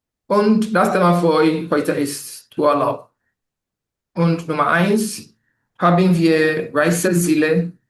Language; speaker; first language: German; non-native, fluent; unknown